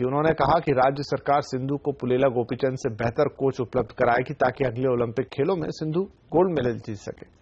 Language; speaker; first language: Hindi; native; Hindi